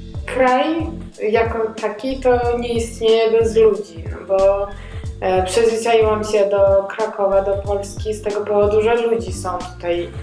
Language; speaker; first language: Polish; non-native, learner; Georgian